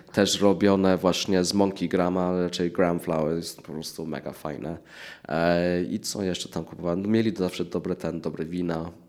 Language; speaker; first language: Polish; early bilingual, heritage; English